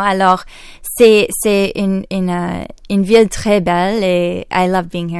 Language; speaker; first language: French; non-native, local second language; English